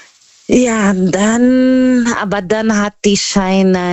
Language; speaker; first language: German; non-native, learner; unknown